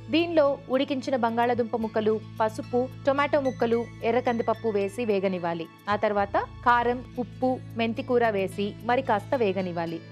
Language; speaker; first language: Telugu; native; Telugu